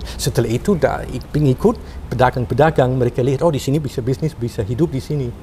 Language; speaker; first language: Indonesian; non-native, fluent; Dutch